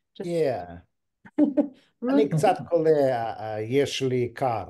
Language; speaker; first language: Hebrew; non-native, learner; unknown